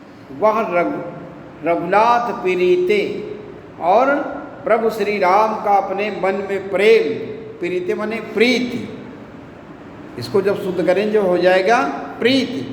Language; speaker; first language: Hindi; native; Hindi